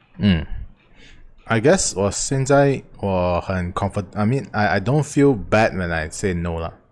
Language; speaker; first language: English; non-native, local second language; Chinese